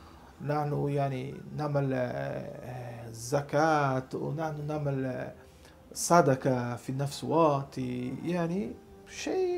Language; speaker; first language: Arabic; non-native, learner; Portuguese